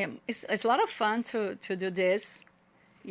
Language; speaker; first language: English; non-native, learner; Portuguese